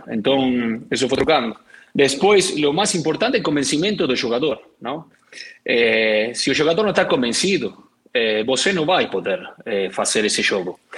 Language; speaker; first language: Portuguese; non-native, learner; Spanish